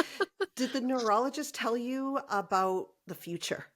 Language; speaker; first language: English; native; English